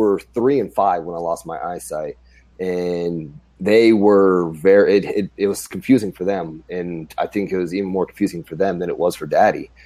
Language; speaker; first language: English; native; English